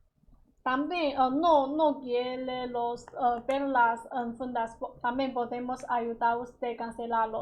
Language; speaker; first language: Spanish; non-native, learner; Chinese